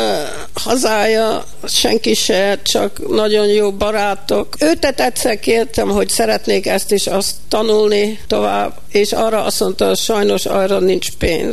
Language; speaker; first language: Hungarian; early bilingual, heritage; Hungarian